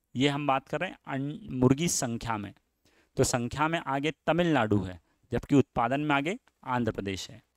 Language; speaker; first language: Hindi; native; Hindi